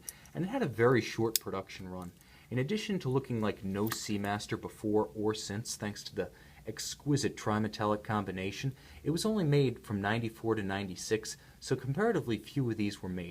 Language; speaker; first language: English; native; English